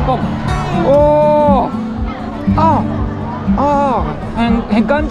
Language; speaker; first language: Chinese; non-native, learner; Japanese